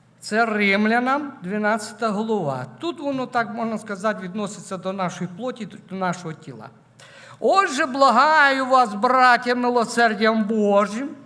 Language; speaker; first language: Ukrainian; native; Ukrainian